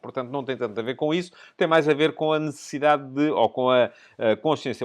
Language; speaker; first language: Portuguese; native; Portuguese